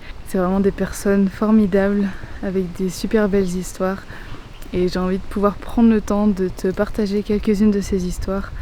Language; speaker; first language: French; native; French